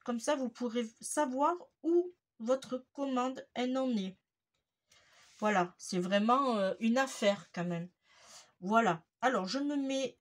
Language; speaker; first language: French; native; French